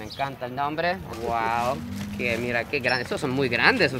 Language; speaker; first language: Spanish; non-native, fluent; Japanese